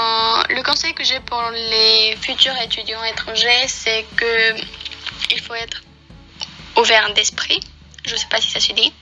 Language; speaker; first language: French; non-native, fluent; Spanish